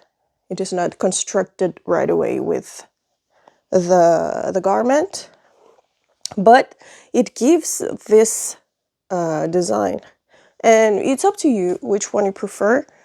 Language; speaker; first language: English; non-native, fluent; French